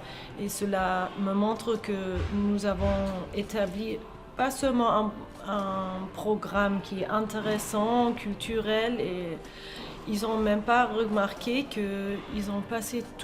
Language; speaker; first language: French; non-native, fluent; German